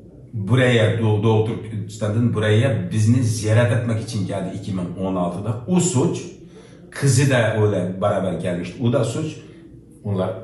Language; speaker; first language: Turkish; non-native, learner; Uyghur